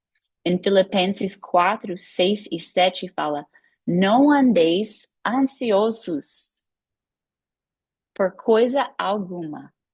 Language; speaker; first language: Portuguese; non-native, fluent; English